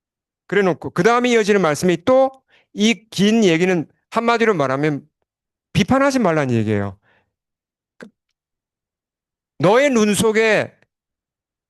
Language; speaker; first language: Korean; native; Korean